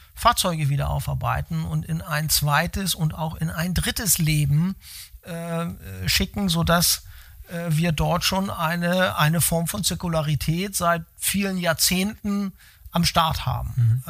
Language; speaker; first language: German; native; German